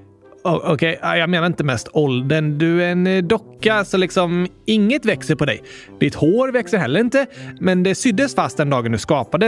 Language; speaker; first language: Swedish; native; Swedish